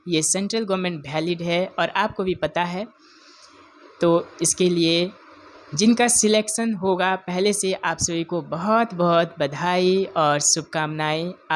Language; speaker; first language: Hindi; non-native, local second language; Odia